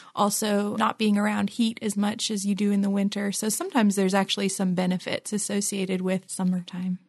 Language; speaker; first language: English; non-native, local second language; Filipino